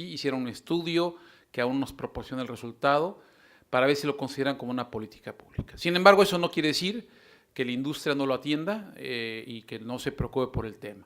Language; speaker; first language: Spanish; native; Spanish